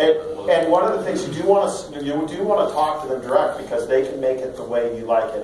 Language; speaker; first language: English; native; English